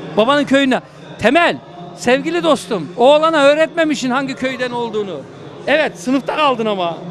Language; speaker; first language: Turkish; native; Turkish